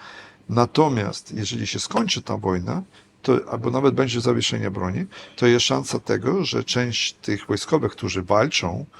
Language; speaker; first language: Polish; non-native, fluent; Ukrainian